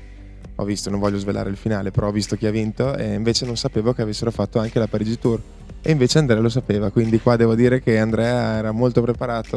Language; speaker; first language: Italian; native; Italian